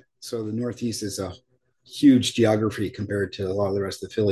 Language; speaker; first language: English; native; English